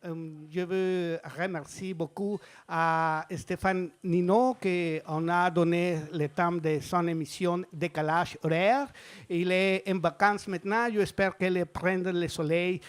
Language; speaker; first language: French; non-native, fluent; Spanish